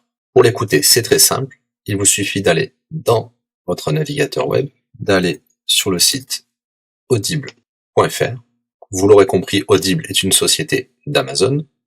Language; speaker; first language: French; native; French